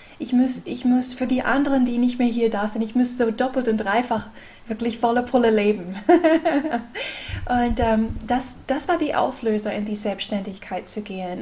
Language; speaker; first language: German; non-native, fluent; English